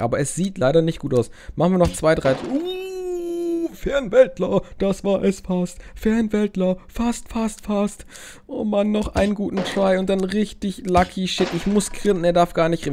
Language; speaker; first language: German; native; German